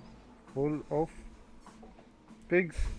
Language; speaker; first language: English; non-native, learner; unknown